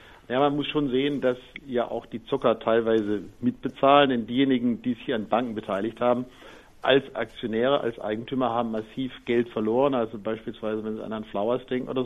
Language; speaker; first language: German; native; German